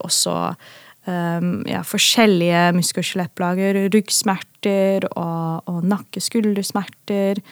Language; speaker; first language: Norwegian; non-native, fluent; Dutch